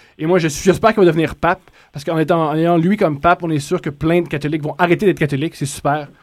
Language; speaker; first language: French; native; French